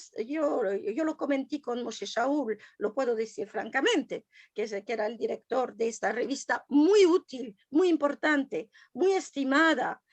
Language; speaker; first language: Spanish; non-native, fluent; French